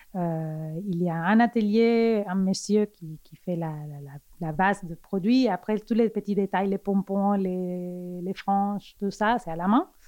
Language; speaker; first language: French; non-native, fluent; Spanish